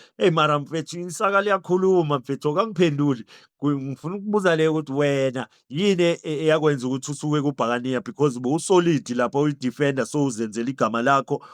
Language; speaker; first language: Zulu; native; Zulu